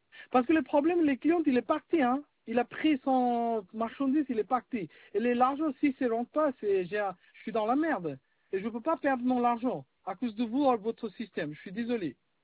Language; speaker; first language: French; non-native, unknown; Bangla